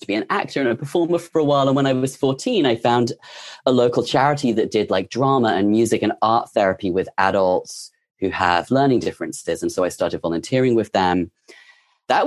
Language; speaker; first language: English; native; English